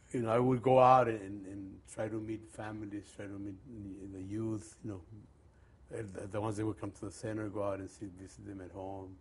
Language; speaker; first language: English; early bilingual, other home language; Spanish